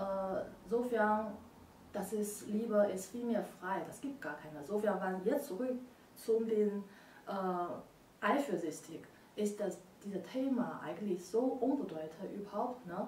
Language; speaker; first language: German; non-native, learner; Chinese